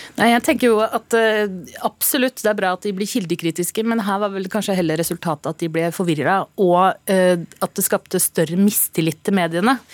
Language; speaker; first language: Norwegian; native; Norwegian